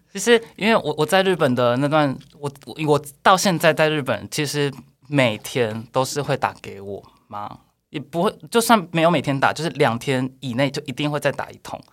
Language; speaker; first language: Chinese; native; Chinese